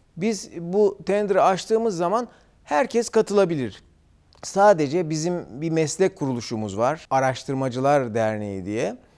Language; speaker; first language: Turkish; native; Turkish